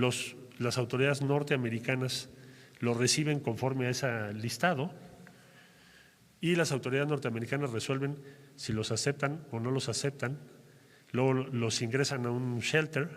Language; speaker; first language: Spanish; native; Spanish